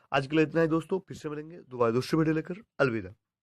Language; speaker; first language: Hindi; non-native, local second language; Bangla